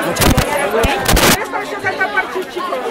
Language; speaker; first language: Spanish; native; Spanish